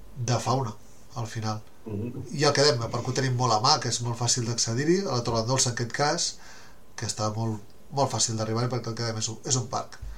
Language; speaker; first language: Catalan; native; Catalan